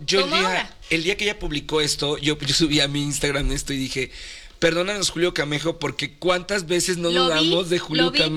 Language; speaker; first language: Spanish; native; Spanish